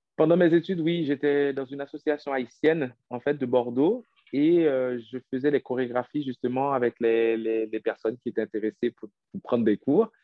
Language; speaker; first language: French; non-native, local second language; Haitian Creole